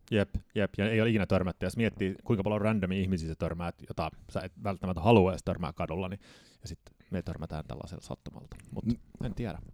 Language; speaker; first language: Finnish; early bilingual, heritage; Finnish